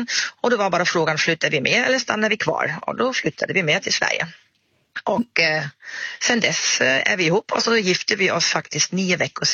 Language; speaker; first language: Swedish; non-native, fluent; German